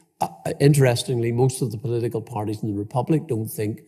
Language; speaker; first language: English; native; English